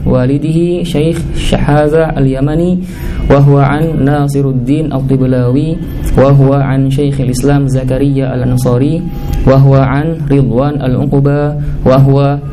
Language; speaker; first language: Arabic; non-native, fluent; Indonesian